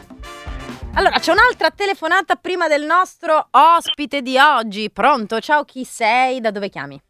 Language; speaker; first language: Italian; native; Italian